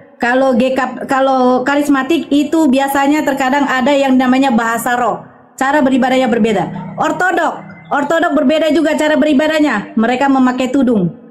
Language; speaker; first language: Indonesian; native; Indonesian